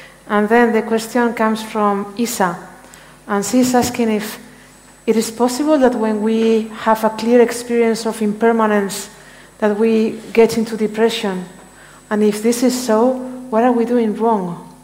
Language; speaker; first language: English; non-native, fluent; Spanish